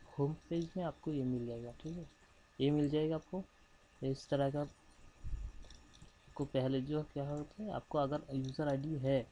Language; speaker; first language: Hindi; non-native, local second language; Bangla